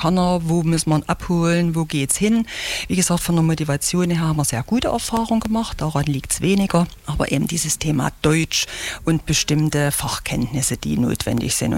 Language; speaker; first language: German; native; German